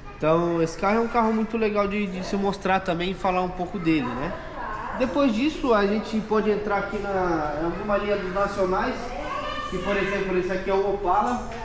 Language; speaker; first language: Portuguese; native; Portuguese